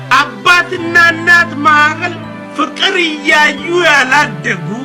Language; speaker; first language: Amharic; native; Amharic